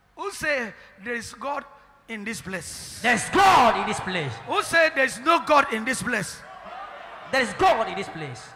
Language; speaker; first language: English; non-native, local second language; Ibibio